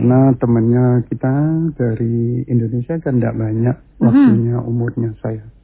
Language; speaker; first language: Indonesian; early bilingual, heritage; Chinese